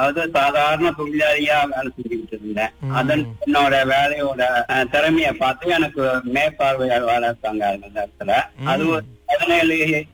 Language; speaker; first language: Tamil; early bilingual, heritage; Tamil